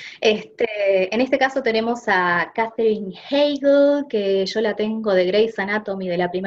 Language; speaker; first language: Spanish; native; Spanish